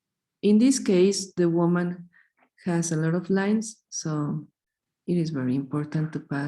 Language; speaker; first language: English; non-native, fluent; Spanish